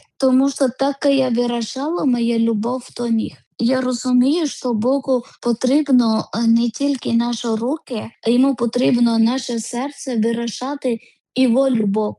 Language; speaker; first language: Ukrainian; non-native, learner; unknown